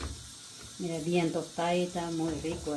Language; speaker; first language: Spanish; non-native, learner; Malayalam